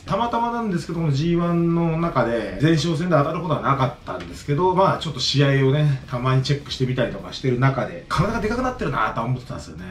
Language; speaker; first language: Japanese; native; Japanese